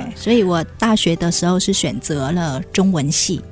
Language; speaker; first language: Chinese; non-native, fluent; Vietnamese